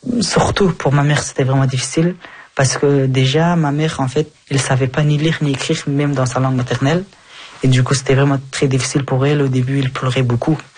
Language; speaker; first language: French; early bilingual, other home language; Persian